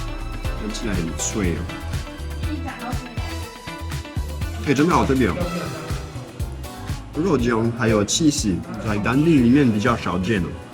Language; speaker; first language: Chinese; non-native, fluent; French